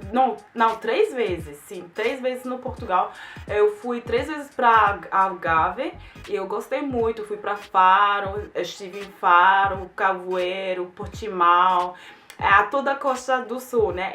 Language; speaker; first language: Portuguese; non-native, fluent; German